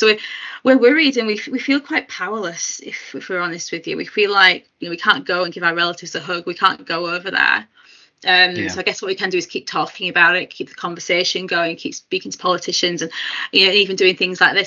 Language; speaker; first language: English; native; English